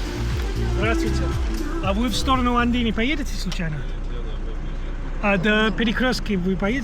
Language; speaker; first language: Russian; non-native, learner; English